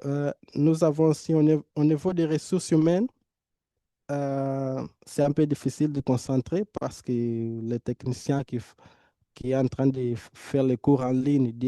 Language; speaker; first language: French; non-native, fluent; Portuguese